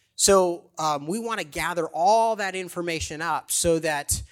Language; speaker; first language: English; native; English